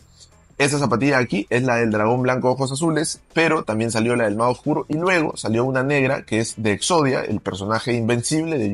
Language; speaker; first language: Spanish; native; Spanish